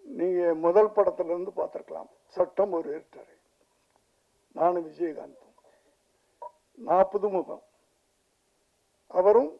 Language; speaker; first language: Tamil; native; Tamil